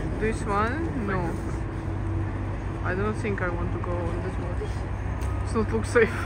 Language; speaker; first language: English; non-native, fluent; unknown